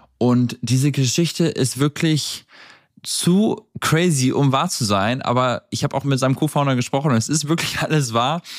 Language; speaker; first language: German; native; German